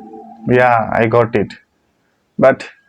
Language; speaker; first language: English; non-native, learner; Bangla